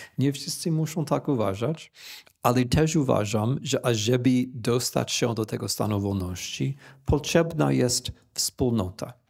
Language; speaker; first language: Polish; non-native, fluent; English